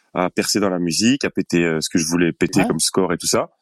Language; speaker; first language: French; native; French